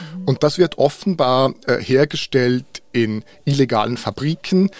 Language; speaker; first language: German; native; German